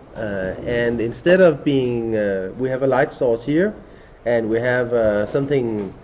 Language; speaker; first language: English; non-native, fluent; Danish